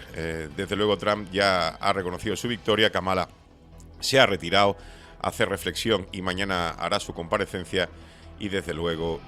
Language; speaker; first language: Spanish; native; Spanish